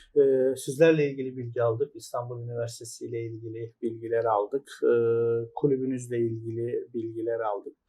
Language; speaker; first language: Turkish; native; Turkish